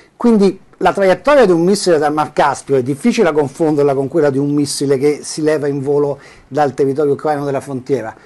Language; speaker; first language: Italian; native; Italian